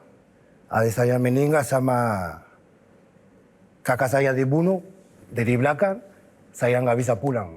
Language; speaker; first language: Indonesian; non-native, fluent; Spanish